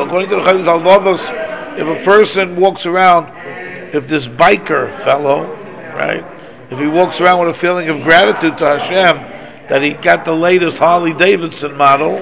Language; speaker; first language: English; native; English